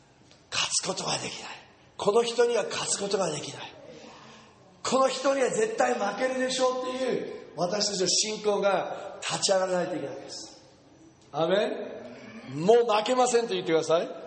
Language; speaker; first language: Japanese; non-native, fluent; English